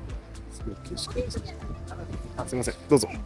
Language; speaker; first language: Japanese; native; Japanese